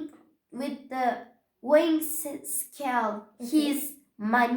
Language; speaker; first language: English; non-native, learner; Turkish